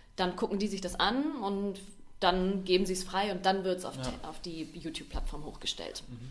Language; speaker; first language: German; native; German